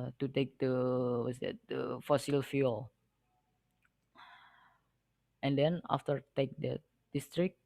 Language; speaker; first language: English; non-native, learner; Indonesian